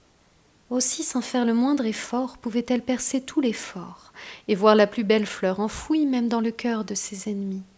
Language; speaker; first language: French; native; French